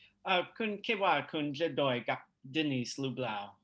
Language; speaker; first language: Thai; non-native, learner; English